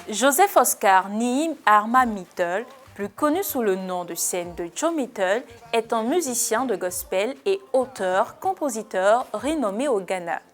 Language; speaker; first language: French; native; French